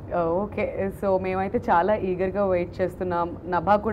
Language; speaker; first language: Telugu; native; Telugu